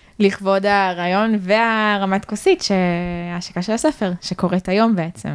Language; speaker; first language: Hebrew; native; Hebrew